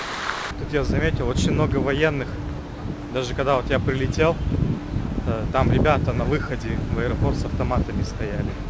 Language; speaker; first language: Russian; native; Russian